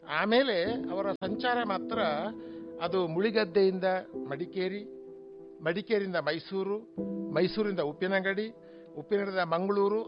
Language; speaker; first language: Kannada; native; Kannada